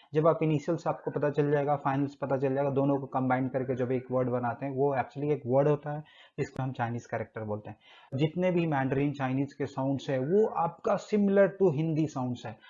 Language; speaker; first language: Hindi; native; Hindi